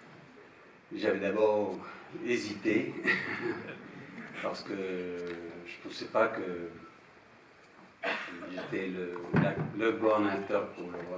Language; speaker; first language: French; non-native, fluent; English